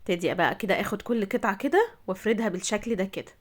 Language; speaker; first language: Arabic; native; Arabic